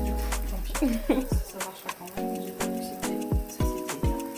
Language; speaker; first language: French; native; French